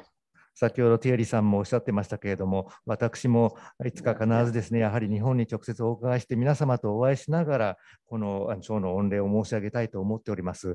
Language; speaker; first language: Japanese; native; Japanese